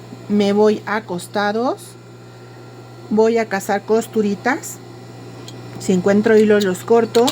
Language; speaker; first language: Spanish; native; Spanish